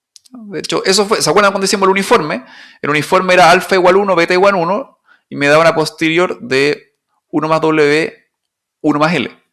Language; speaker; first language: Spanish; native; Spanish